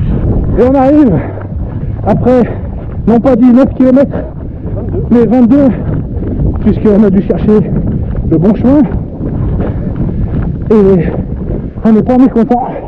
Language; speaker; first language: French; native; French